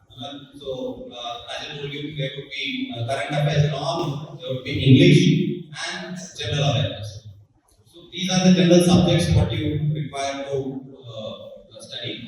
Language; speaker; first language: English; non-native, local second language; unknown